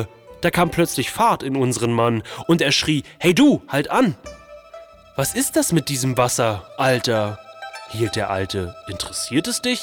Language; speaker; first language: German; native; German